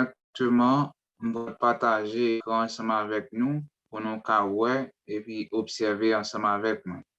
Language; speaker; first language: French; non-native, learner; Haitian Creole